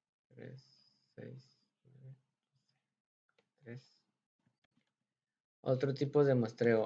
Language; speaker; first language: Spanish; native; Spanish